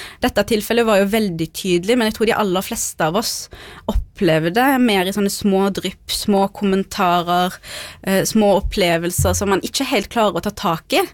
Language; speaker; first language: Norwegian; early bilingual, other home language; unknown